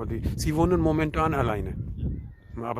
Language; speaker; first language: German; non-native, learner; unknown